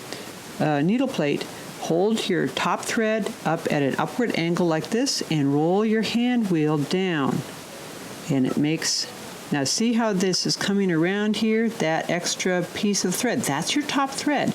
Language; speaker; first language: English; native; English